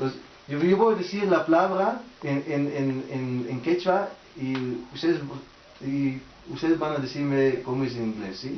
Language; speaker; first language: Spanish; early bilingual, heritage; Spanish